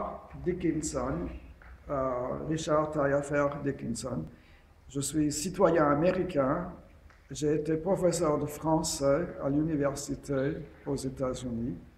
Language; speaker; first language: French; non-native, fluent; English